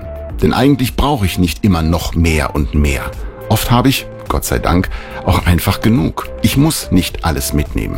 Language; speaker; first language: German; native; German